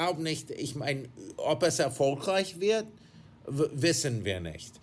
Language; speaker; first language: German; non-native, fluent; English